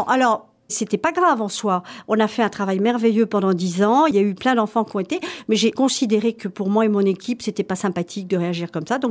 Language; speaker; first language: French; native; French